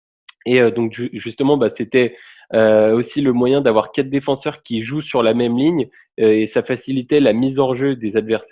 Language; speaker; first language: French; native; French